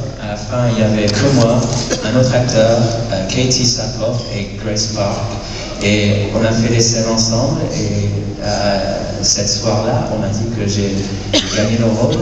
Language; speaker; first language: French; non-native, fluent; English